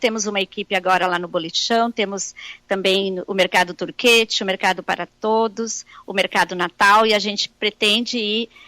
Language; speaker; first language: Portuguese; native; Portuguese